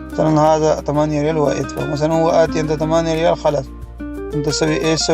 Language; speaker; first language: Arabic; non-native, learner; Urdu